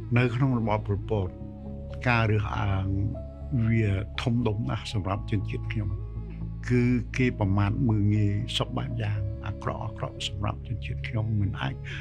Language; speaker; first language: Khmer; non-native, local second language; Western Cham